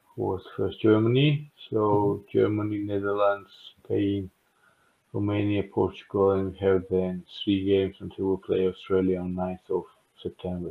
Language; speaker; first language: English; non-native, fluent; Georgian